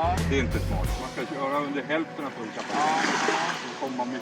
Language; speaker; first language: Swedish; native; Swedish